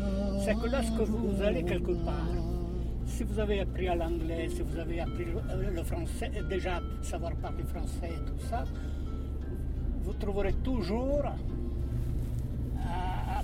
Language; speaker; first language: French; non-native, local second language; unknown